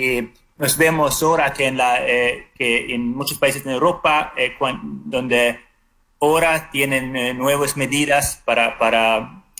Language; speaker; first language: Spanish; non-native, fluent; Swedish